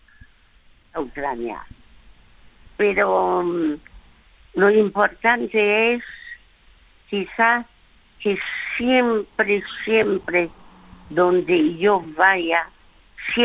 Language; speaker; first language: Spanish; early bilingual, other home language; French